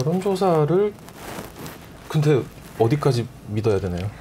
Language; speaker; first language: Korean; native; Korean